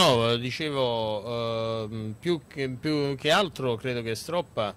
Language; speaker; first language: Italian; native; Italian